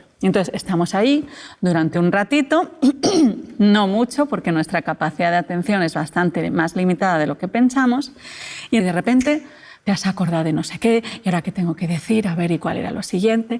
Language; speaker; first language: Spanish; native; Spanish